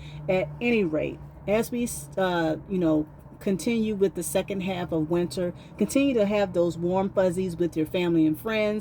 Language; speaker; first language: English; native; English